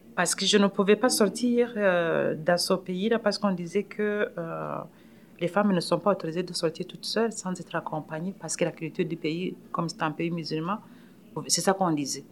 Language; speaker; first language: French; non-native, local second language; Rundi